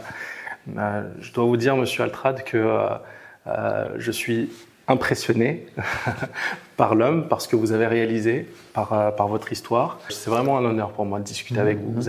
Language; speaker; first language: French; native; French